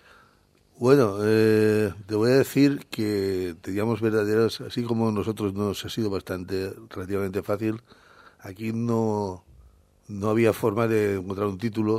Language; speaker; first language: Spanish; native; Spanish